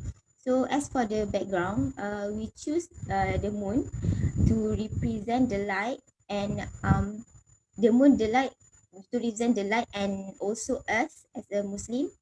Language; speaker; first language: English; non-native, local second language; Malay